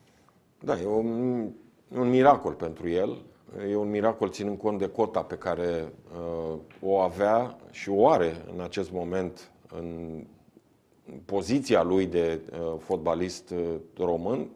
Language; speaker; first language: Romanian; native; Romanian